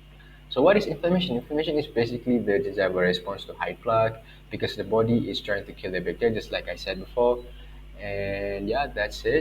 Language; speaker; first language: English; non-native, local second language; Malay